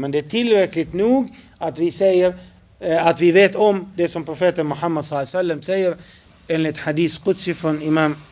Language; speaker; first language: Swedish; non-native, fluent; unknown